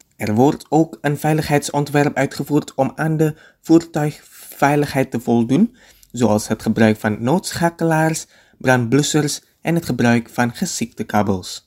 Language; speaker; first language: Dutch; non-native, fluent; Indonesian